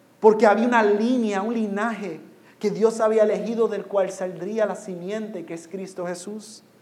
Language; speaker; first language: Spanish; non-native, fluent; English